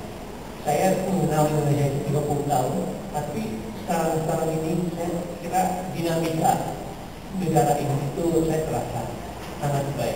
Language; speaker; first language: Indonesian; non-native, fluent; Japanese